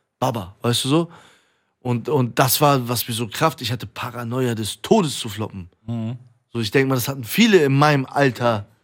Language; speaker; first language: German; early bilingual, other home language; Persian